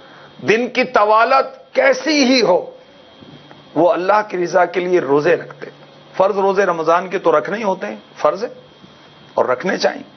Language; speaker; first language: Urdu; native; Urdu